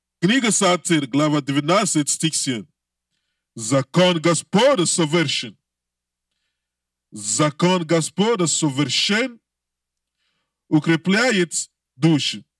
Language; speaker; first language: Russian; non-native, learner; English